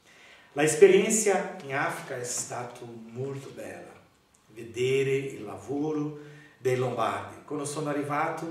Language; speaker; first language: Italian; non-native, learner; Portuguese